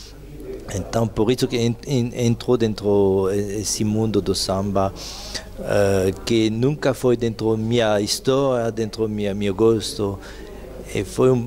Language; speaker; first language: Portuguese; non-native, learner; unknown